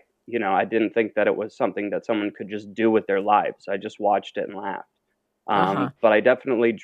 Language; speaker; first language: English; native; English